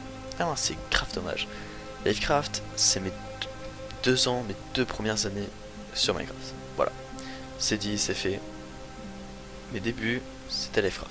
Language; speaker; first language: French; native; French